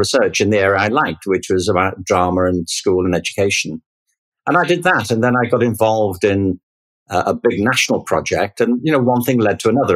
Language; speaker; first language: English; native; English